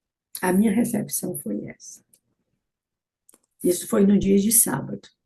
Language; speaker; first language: Portuguese; native; Portuguese